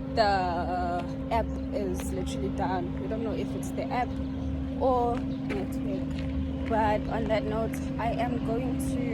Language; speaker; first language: English; non-native, local second language; Zulu